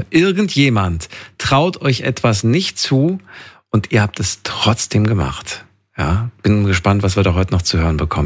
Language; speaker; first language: German; native; German